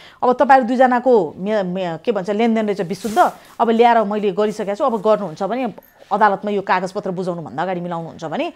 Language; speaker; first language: Nepali; native; Nepali